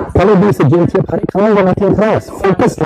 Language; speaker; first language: Indonesian; non-native, learner; English